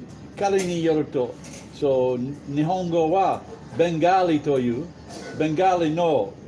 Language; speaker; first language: Japanese; non-native, learner; English